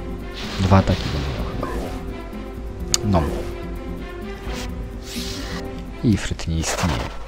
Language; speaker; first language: Polish; native; Polish